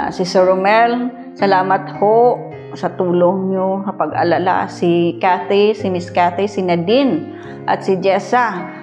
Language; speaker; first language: Filipino; non-native, local second language; Hiligaynon